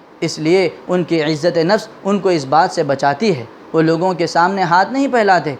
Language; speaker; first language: Urdu; non-native, local second language; Konkani